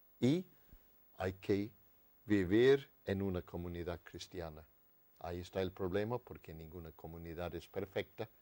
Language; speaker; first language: Spanish; non-native, fluent; English